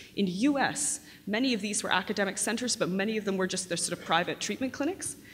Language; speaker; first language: English; native; English